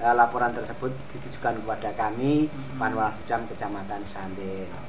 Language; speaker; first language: Indonesian; native; Indonesian